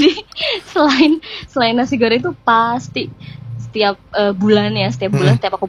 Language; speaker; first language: Indonesian; non-native, local second language; Javanese